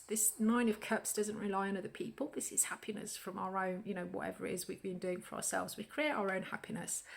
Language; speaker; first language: English; native; English